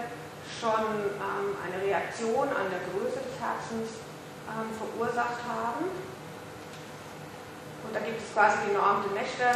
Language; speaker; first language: German; native; German